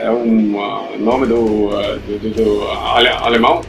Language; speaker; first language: Portuguese; non-native, learner; Norwegian